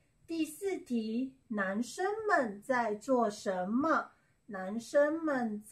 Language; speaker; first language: Chinese; non-native, learner; English